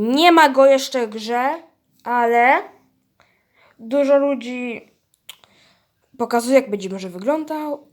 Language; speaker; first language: Polish; early bilingual, heritage; Polish